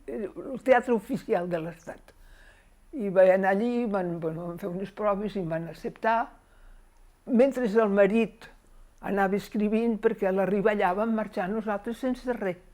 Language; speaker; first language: Catalan; native; Catalan